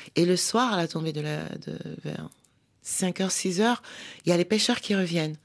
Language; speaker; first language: French; native; French